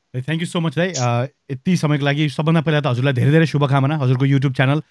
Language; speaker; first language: Nepali; native; Nepali